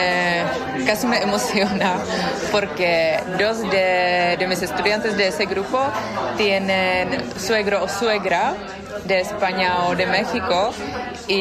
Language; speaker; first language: Spanish; non-native, fluent; Czech